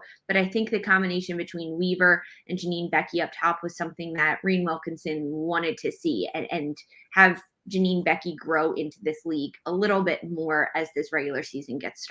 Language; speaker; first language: English; native; English